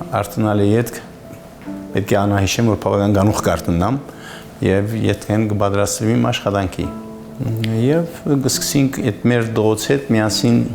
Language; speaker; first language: Armenian; early bilingual, heritage; Armenian